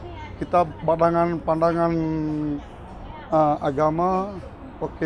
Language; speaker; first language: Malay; non-native, local second language; Tamil